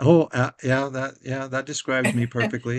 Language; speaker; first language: English; native; English